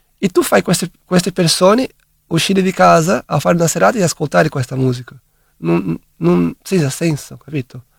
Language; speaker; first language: Italian; non-native, fluent; Portuguese